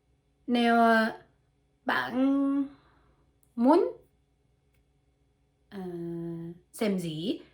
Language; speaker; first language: Vietnamese; non-native, learner; French